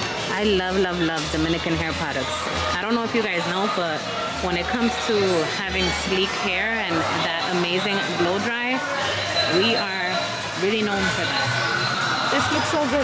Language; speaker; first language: English; early bilingual, other home language; Spanish